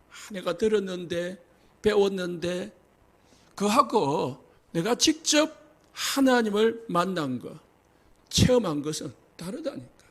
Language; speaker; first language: Korean; native; Korean